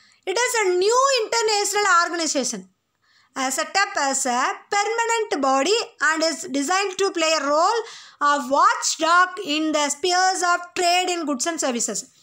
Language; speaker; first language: English; non-native, local second language; Tamil